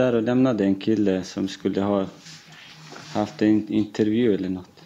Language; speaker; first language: Swedish; non-native, fluent; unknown